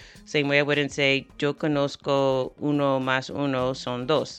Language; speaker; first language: Spanish; non-native, fluent; English